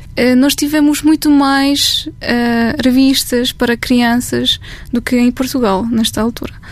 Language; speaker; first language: Portuguese; non-native, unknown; Polish